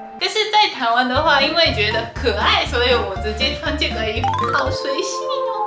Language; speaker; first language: Chinese; non-native, fluent; Japanese